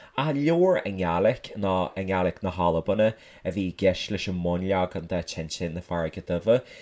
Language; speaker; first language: Irish; native; Irish